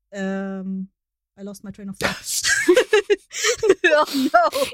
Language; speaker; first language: English; non-native, fluent; German